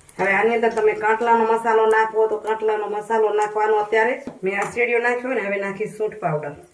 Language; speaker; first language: Gujarati; non-native, local second language; Kachhi